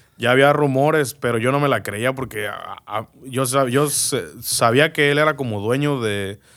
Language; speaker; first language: Spanish; native; Spanish